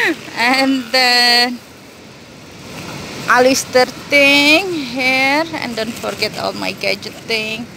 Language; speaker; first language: English; non-native, learner; Indonesian